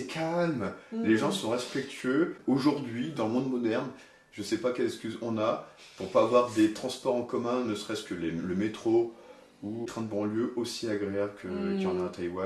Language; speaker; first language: French; native; French